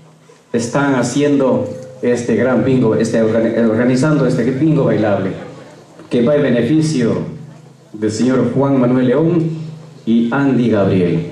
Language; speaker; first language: Spanish; native; Spanish